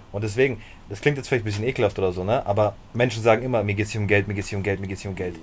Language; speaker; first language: German; early bilingual, other home language; Russian